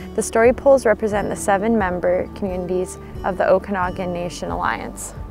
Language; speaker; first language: English; native; English